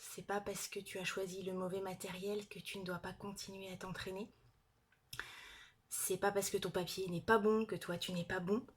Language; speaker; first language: French; native; French